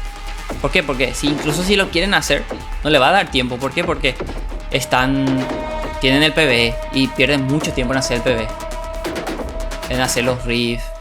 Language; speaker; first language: Spanish; native; Spanish